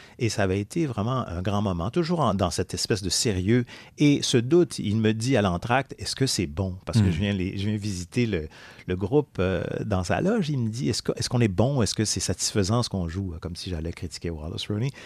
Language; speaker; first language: French; native; French